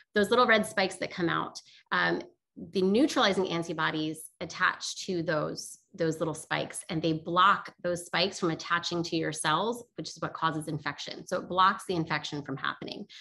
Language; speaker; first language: English; native; English